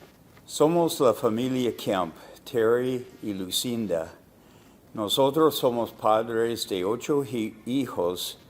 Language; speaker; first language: Spanish; non-native, fluent; English